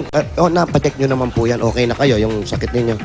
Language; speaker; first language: Filipino; native; Filipino